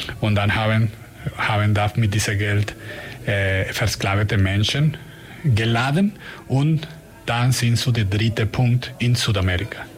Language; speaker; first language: German; non-native, learner; Spanish